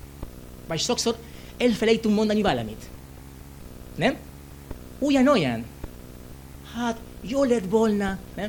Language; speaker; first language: Hungarian; non-native, learner; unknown